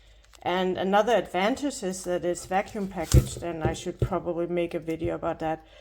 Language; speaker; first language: English; non-native, fluent; Danish